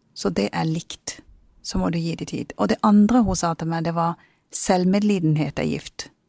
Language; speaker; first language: Norwegian; early bilingual, other home language; Punjabi